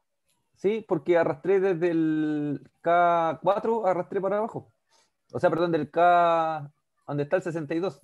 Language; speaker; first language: Spanish; native; Spanish